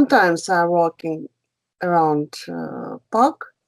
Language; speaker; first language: English; non-native, learner; Russian